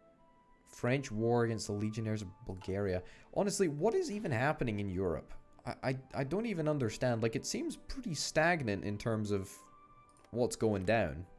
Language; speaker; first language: English; native; English